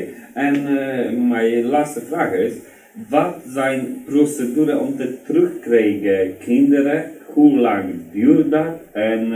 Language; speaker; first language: Dutch; non-native, learner; Polish